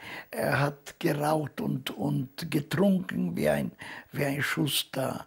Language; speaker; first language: German; non-native, fluent; Polish